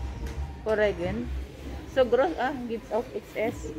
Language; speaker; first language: German; non-native, learner; Filipino